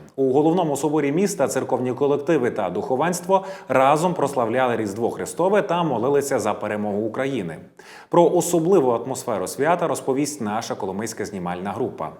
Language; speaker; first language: Ukrainian; native; Ukrainian